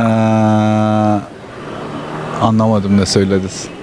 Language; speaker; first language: Turkish; non-native, learner; Persian